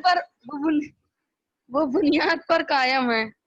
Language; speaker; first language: Hindi; native; Hindi